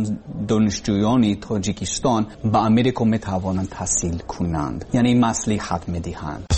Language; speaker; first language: Persian; non-native, learner; English